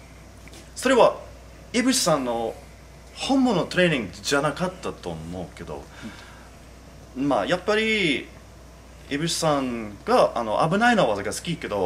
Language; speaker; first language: Japanese; non-native, fluent; English